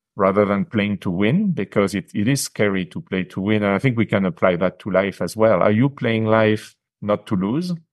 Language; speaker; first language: English; non-native, fluent; French